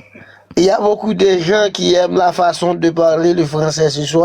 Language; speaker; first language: French; non-native, learner; Spanish